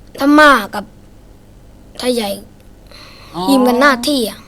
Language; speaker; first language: Thai; non-native, learner; Shan